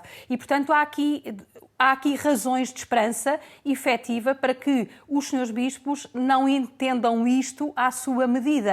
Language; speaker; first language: Portuguese; native; Portuguese